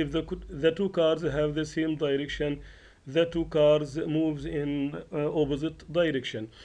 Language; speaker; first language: English; non-native, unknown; Arabic